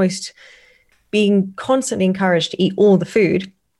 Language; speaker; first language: English; native; English